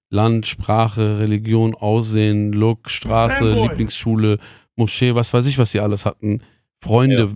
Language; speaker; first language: German; early bilingual, other home language; Persian